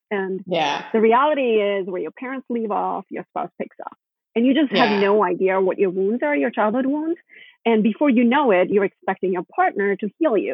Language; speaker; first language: English; non-native, local second language; Gujarati